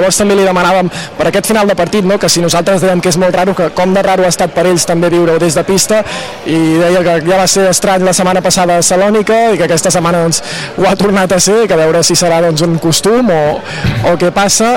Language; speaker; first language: Catalan; native; Catalan